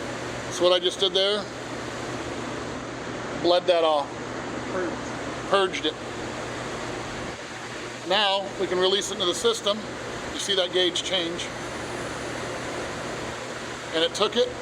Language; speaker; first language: English; native; English